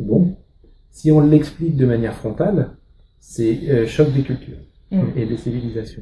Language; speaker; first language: French; native; French